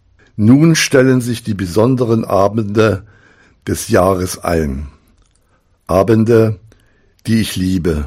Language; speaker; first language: German; native; German